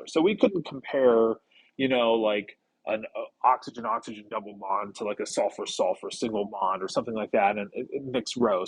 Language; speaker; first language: English; native; English